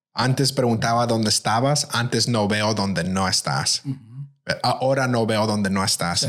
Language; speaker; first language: Spanish; early bilingual, heritage; Spanish